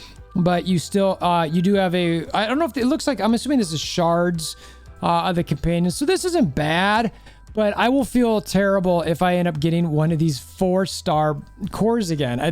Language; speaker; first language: English; native; English